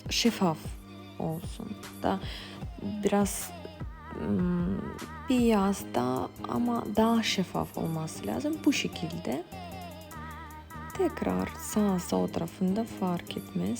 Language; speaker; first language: Turkish; non-native, fluent; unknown